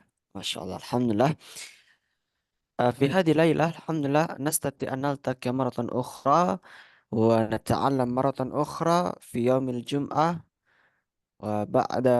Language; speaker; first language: Arabic; non-native, fluent; Indonesian